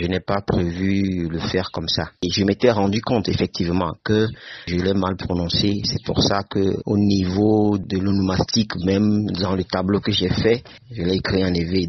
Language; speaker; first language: French; non-native, local second language; Ewe